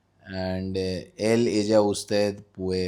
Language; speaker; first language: Spanish; non-native, learner; Hindi